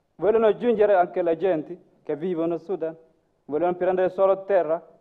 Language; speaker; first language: Italian; non-native, learner; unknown